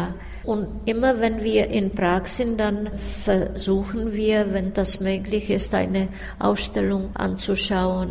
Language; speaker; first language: German; non-native, fluent; Czech